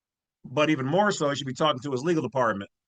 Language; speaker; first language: English; native; English